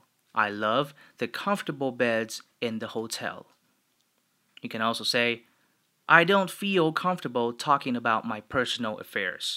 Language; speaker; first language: English; non-native, fluent; Chinese